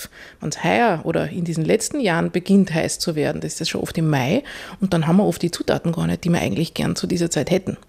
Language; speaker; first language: German; native; German